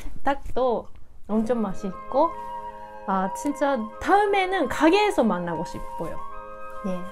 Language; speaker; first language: Korean; non-native, learner; Japanese